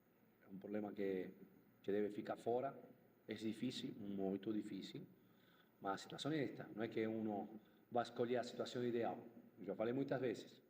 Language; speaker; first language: Portuguese; non-native, fluent; Spanish